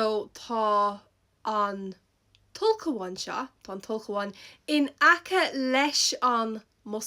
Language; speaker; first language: Irish; non-native, local second language; English